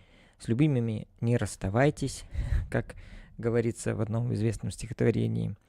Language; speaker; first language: Russian; native; Russian